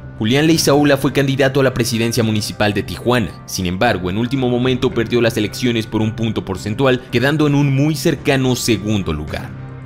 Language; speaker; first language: Spanish; native; Spanish